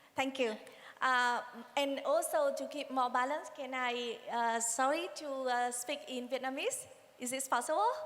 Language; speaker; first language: English; non-native, fluent; Vietnamese